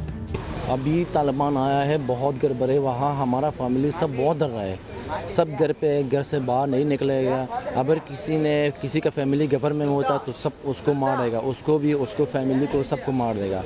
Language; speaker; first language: Hindi; non-native, learner; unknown